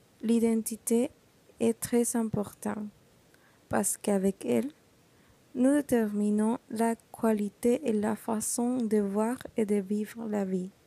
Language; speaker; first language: French; non-native, learner; Spanish